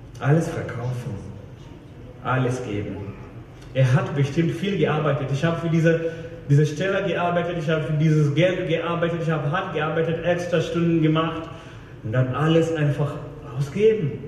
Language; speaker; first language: German; non-native, fluent; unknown